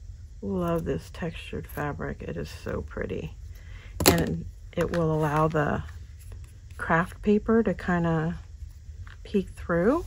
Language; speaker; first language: English; native; English